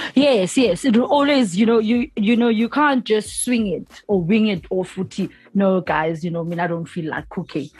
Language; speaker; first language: English; non-native, local second language; Zulu